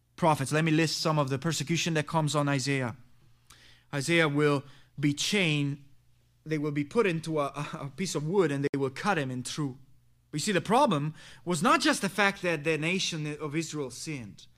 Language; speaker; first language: English; non-native, fluent; Italian